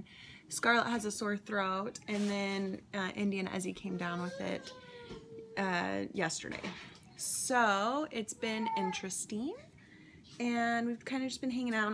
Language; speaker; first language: English; native; English